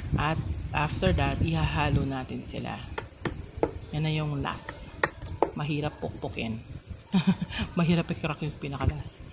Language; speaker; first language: Filipino; non-native, local second language; Pampanga